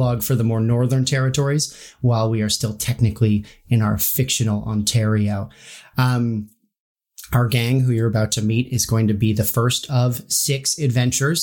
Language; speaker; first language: English; native; English